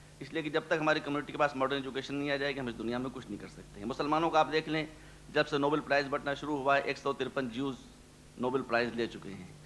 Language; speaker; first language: Urdu; native; Urdu